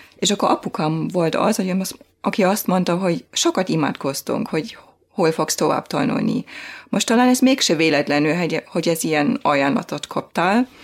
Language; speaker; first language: Hungarian; non-native, fluent; German